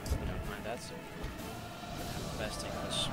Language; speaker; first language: English; native; English